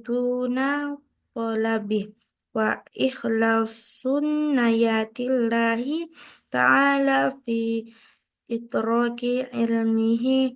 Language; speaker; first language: Arabic; non-native, learner; Indonesian